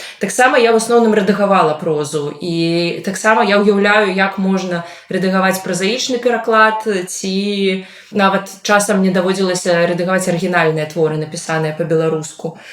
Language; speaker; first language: Belarusian; non-native, local second language; Russian